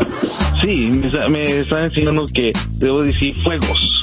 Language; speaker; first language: Spanish; non-native, learner; English